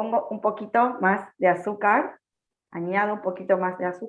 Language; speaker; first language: Spanish; non-native, learner; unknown